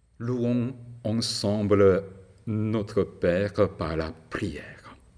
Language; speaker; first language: French; non-native, fluent; Korean